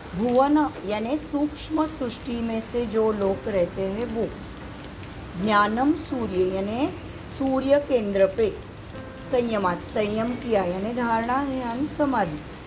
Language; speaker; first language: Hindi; non-native, local second language; Marathi